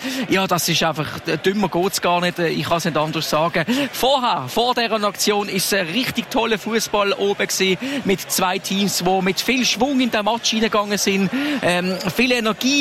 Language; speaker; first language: German; native; German